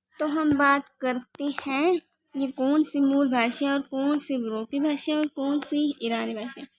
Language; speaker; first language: Hindi; native; Hindi